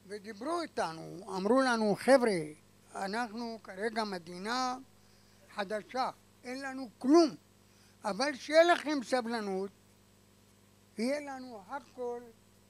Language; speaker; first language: Hebrew; non-native, fluent; Arabic